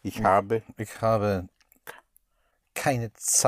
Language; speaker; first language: German; non-native, learner; English